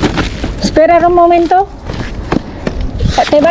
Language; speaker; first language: Spanish; non-native, learner; Filipino